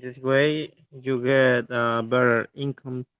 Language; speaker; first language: English; non-native, learner; Spanish